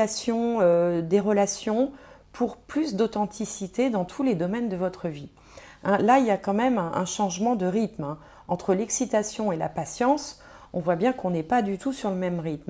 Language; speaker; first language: French; native; French